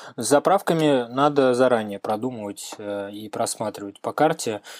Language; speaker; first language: Russian; native; Russian